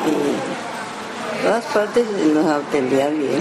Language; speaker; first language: Spanish; early bilingual, other home language; Japanese